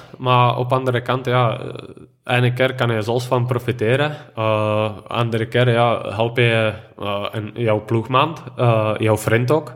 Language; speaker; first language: Dutch; non-native, fluent; Czech